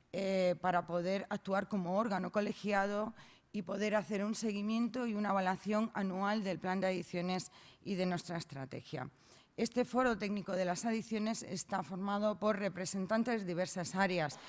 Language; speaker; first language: Spanish; native; Spanish